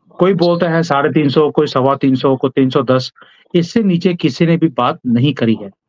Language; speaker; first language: Hindi; native; Hindi